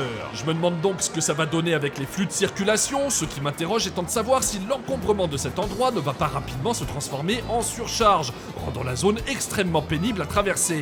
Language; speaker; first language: French; native; French